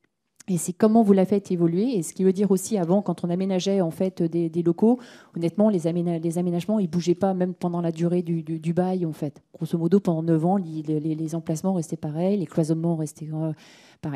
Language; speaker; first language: French; native; French